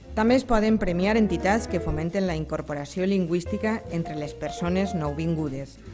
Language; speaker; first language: Catalan; native; Catalan